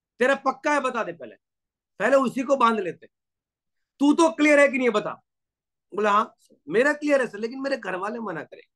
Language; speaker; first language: Hindi; non-native, local second language; Gujarati